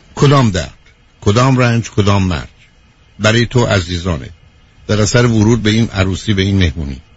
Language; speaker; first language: Persian; native; Persian